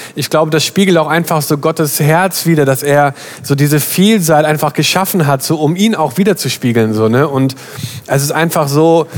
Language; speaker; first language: German; native; German